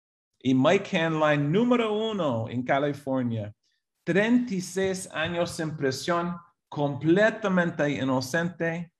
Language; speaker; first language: Spanish; non-native, fluent; English